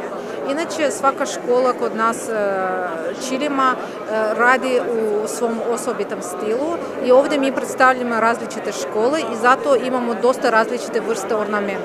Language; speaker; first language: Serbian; non-native, fluent; Azerbaijani